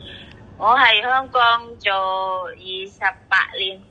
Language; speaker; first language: Cantonese; non-native, learner; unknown